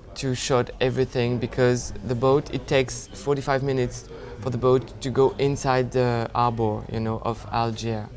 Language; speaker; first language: English; non-native, fluent; French